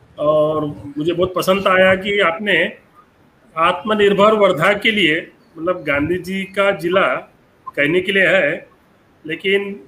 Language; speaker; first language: Hindi; non-native, local second language; Marathi